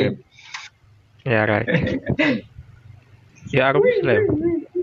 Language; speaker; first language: English; non-native, learner; Indonesian